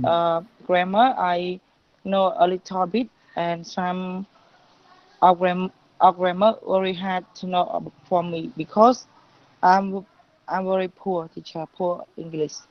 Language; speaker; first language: English; non-native, learner; Khmer